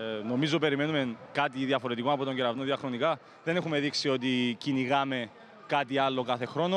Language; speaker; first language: Greek; native; Greek